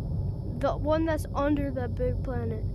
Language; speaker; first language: English; native; English